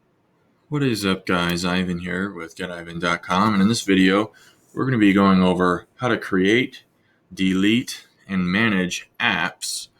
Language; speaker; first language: English; native; English